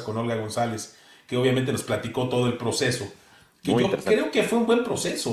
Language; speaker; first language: Spanish; native; Spanish